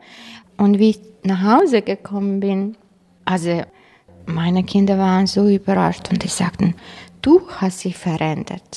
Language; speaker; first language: German; non-native, fluent; Croatian